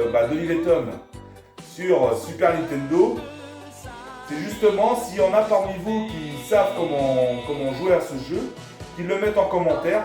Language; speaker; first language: French; native; French